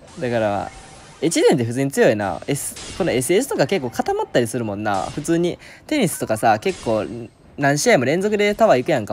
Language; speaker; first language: Japanese; native; Japanese